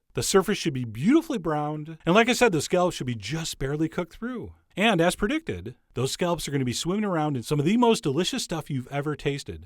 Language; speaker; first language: English; native; English